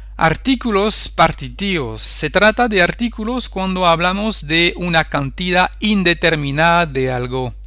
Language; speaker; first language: Spanish; non-native, fluent; French